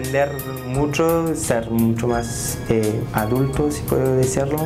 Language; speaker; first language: Spanish; non-native, learner; French